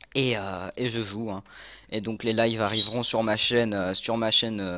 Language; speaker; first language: French; native; French